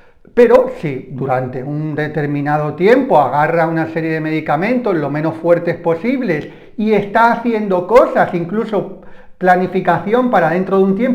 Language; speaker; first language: Spanish; native; Spanish